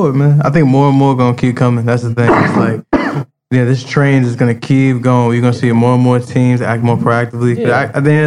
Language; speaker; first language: English; native; English